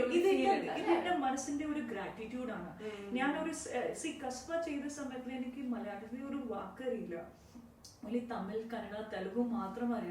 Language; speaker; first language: Malayalam; non-native, fluent; Hindi